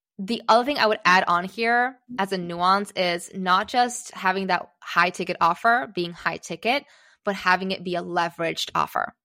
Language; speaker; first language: English; early bilingual, other home language; Czech